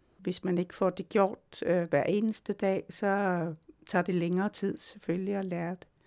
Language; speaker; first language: Danish; non-native, local second language; Kalaallisut